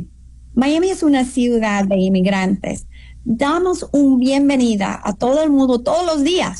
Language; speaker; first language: Spanish; non-native, fluent; English